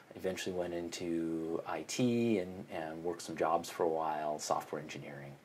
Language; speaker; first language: English; native; English